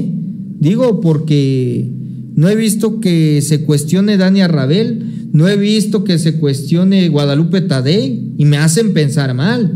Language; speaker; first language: Spanish; native; Spanish